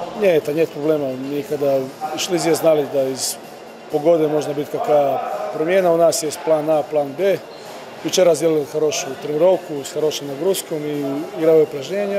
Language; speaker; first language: Russian; non-native, learner; Croatian